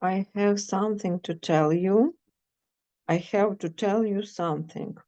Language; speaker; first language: English; non-native, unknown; Ukrainian